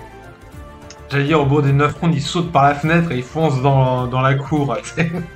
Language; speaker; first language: French; native; French